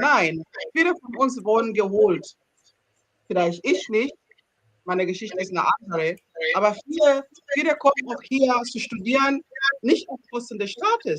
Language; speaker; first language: German; non-native, fluent; Ganda